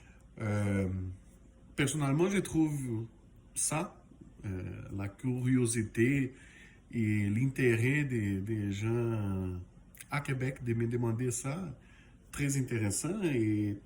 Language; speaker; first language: French; non-native, fluent; Portuguese